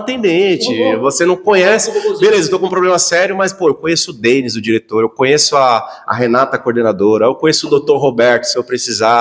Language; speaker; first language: Portuguese; native; Portuguese